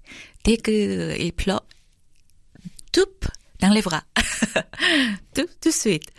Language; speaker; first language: French; non-native, fluent; Korean